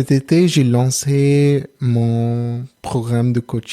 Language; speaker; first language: French; non-native, learner; Telugu